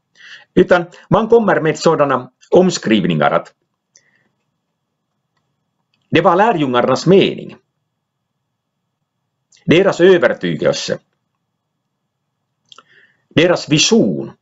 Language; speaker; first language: Swedish; non-native, local second language; Finnish